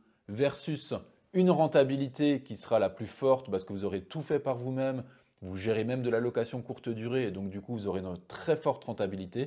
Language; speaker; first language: French; native; French